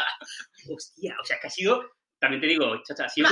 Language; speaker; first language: Spanish; native; Spanish